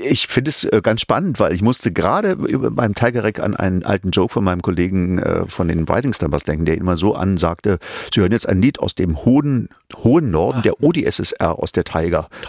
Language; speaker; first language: German; native; German